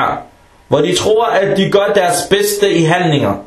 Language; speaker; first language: Danish; non-native, fluent; Arabic